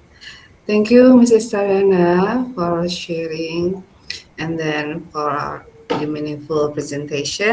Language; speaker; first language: English; non-native, fluent; Indonesian